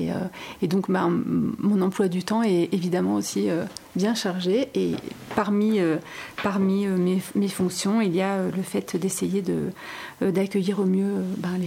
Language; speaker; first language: French; native; French